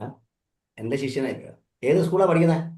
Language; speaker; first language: Malayalam; native; Malayalam